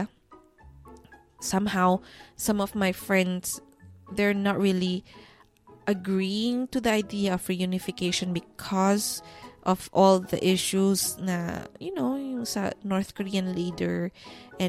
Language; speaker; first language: English; non-native, local second language; Filipino